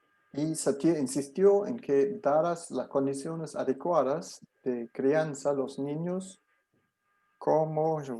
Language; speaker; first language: Spanish; non-native, fluent; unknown